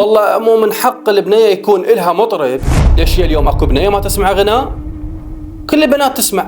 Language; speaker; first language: Arabic; native; Arabic